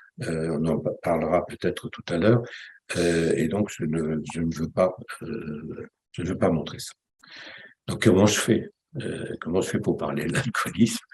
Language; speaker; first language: French; early bilingual, other home language; Romanian